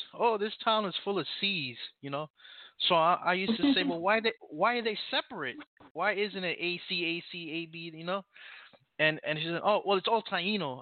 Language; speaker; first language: English; native; English